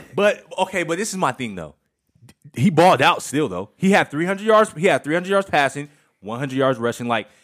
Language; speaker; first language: English; native; English